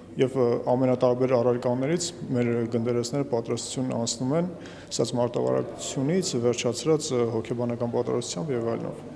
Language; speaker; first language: Armenian; native; Armenian